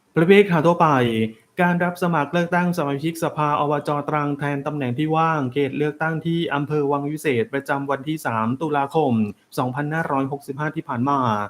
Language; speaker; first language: Thai; native; Thai